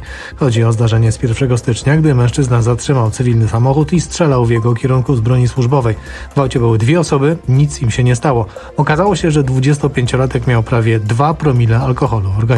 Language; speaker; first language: Polish; native; Polish